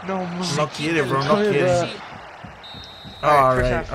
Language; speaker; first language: Spanish; early bilingual, heritage; Spanish